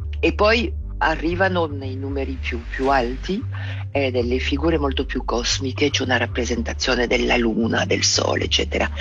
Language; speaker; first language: Italian; non-native, fluent; French